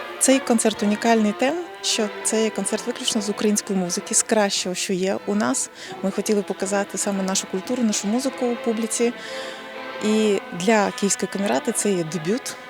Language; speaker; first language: Ukrainian; native; Ukrainian